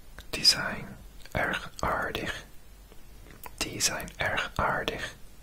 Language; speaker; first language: Dutch; non-native, learner; English